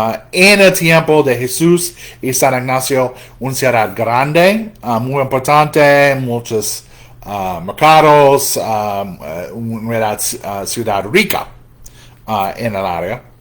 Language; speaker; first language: Spanish; non-native, fluent; English